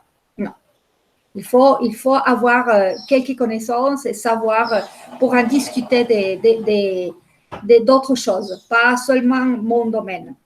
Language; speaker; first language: French; non-native, fluent; Spanish